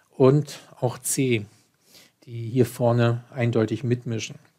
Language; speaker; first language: German; native; German